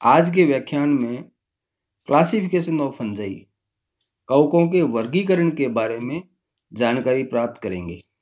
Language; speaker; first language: Hindi; native; Hindi